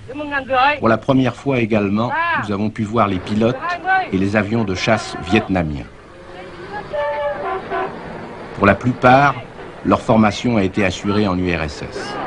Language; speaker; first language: French; native; French